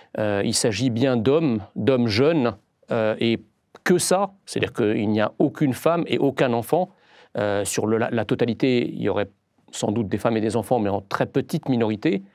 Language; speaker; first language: French; early bilingual, other home language; Arabic